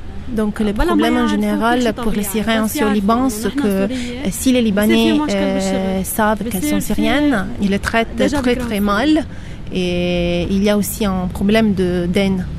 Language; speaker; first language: French; non-native, local second language; Arabic